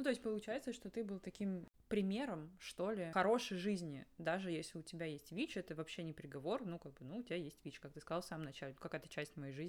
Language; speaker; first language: Russian; native; Russian